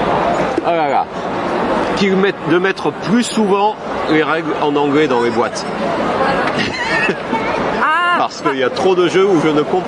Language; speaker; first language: French; native; French